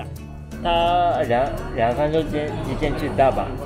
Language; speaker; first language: Chinese; non-native, fluent; Japanese